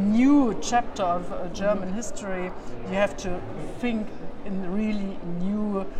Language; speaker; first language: English; non-native, learner; German